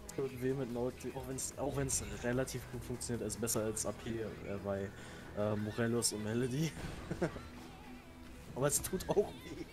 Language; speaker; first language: German; native; German